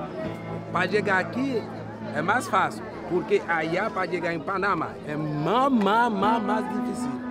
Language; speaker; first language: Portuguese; non-native, learner; Haitian Creole